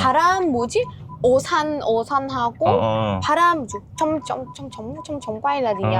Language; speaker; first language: Korean; non-native, learner; Vietnamese